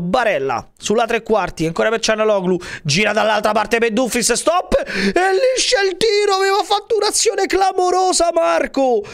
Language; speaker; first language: Italian; native; Italian